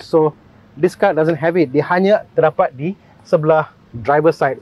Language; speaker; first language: English; non-native, local second language; Tamil